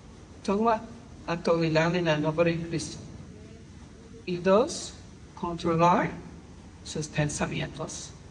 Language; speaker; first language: Spanish; non-native, fluent; English